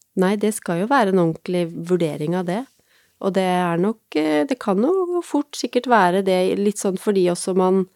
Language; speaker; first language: Norwegian; native; Norwegian